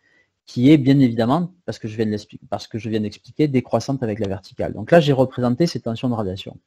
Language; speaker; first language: French; native; French